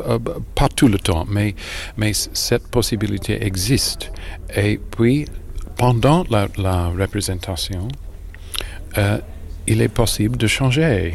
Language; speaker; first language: French; non-native, fluent; English